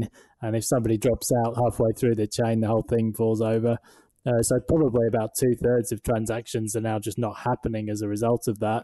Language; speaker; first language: English; native; English